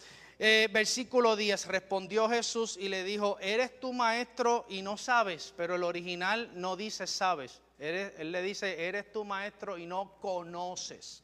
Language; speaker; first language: Spanish; native; Spanish